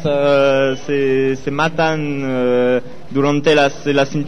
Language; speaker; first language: Spanish; non-native, learner; French